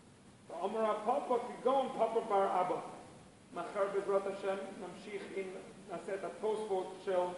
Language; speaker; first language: Hebrew; non-native, fluent; English